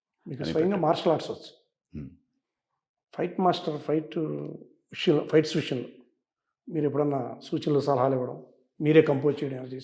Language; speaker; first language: Telugu; native; Telugu